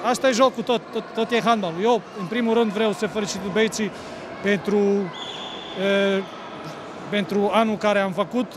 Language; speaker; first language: Romanian; non-native, fluent; Serbian